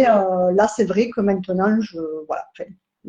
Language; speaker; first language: French; native; French